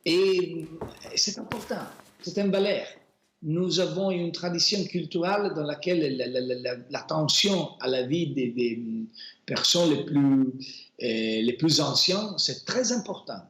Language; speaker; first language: French; non-native, fluent; Italian